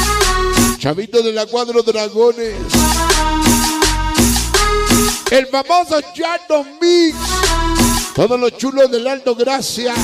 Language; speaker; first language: Spanish; native; Spanish